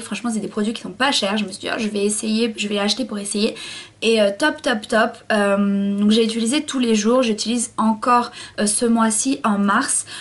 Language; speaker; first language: French; native; French